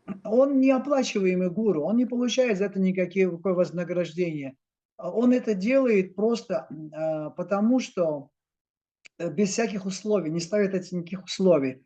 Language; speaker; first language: Russian; native; Russian